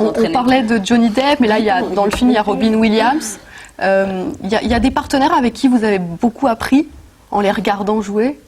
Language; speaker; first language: French; native; French